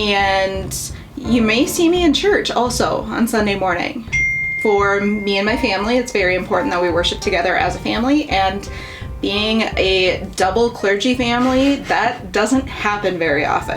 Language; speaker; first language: English; native; English